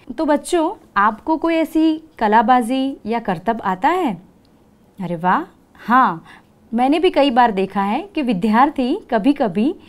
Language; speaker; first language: Hindi; non-native, local second language; Gujarati